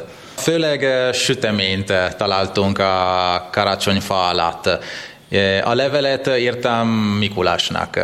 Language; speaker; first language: Hungarian; non-native, fluent; Italian